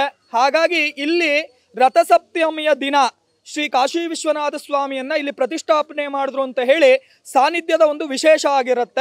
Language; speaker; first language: Kannada; native; Kannada